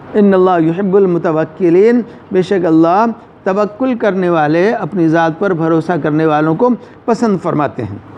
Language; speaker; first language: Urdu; non-native, local second language; Punjabi